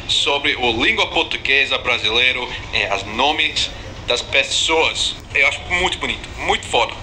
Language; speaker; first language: Portuguese; non-native, learner; English